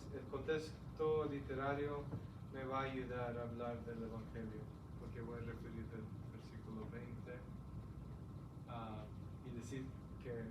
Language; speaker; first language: Spanish; early bilingual, heritage; Spanish